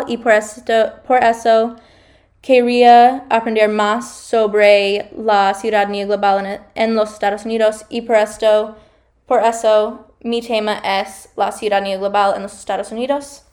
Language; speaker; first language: Spanish; non-native, learner; English